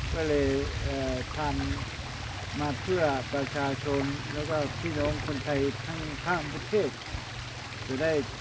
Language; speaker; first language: Thai; non-native, local second language; Hmong